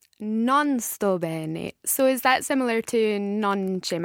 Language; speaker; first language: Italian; non-native, learner; English